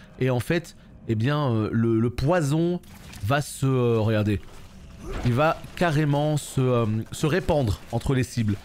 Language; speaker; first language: French; native; French